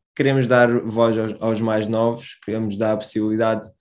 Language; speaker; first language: Portuguese; early bilingual, other home language; Romanian